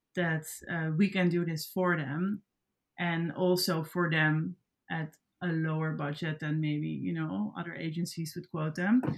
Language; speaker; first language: English; non-native, fluent; Dutch